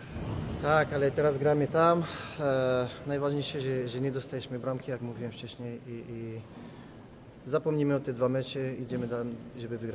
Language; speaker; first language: Polish; non-native, fluent; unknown